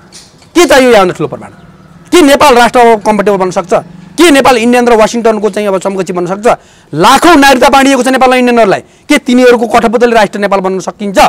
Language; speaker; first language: Nepali; native; Nepali